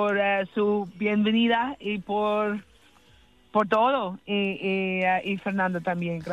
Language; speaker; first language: Spanish; non-native, learner; English